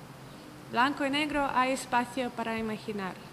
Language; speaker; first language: Spanish; non-native, learner; Russian